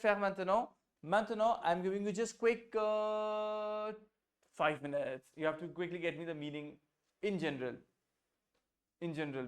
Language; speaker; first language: English; non-native, fluent; Hindi